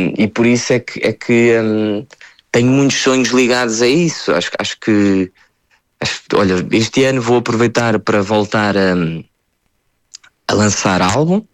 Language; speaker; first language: Portuguese; early bilingual, heritage; French